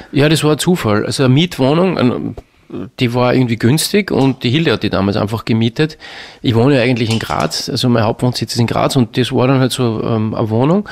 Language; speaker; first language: German; native; German